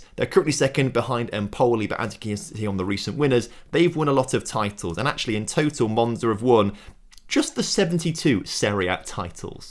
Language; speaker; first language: English; native; English